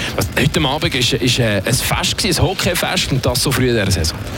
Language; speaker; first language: German; native; German